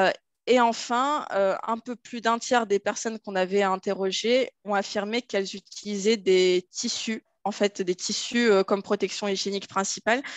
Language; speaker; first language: French; native; French